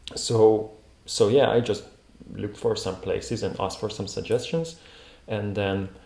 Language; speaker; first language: English; non-native, fluent; Hungarian